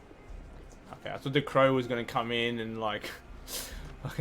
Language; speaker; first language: English; native; English